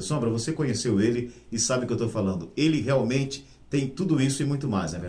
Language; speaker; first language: Portuguese; native; Portuguese